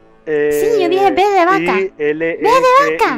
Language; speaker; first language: Spanish; early bilingual, heritage; English